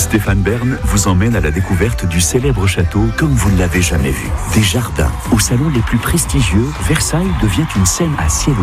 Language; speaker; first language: French; native; French